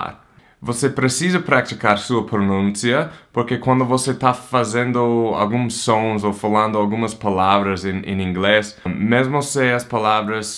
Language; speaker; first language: Portuguese; non-native, fluent; English